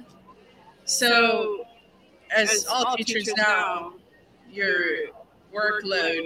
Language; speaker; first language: English; non-native, fluent; Spanish